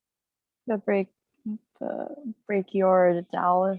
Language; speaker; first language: English; native; English